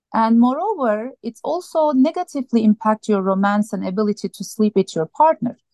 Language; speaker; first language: English; non-native, fluent; Turkish